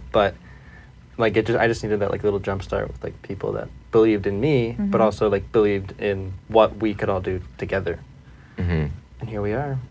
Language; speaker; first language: English; native; English